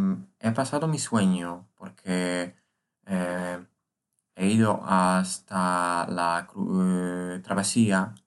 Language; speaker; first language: Spanish; non-native, learner; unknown